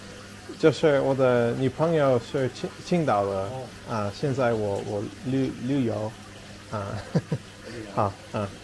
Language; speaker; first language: Chinese; non-native, learner; English